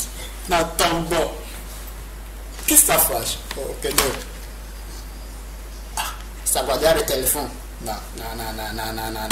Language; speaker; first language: Italian; non-native, learner; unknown